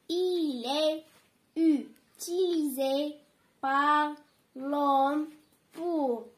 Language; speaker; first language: French; non-native, learner; Arabic